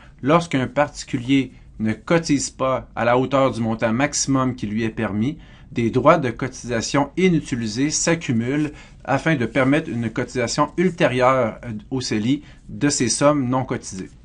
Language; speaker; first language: French; native; French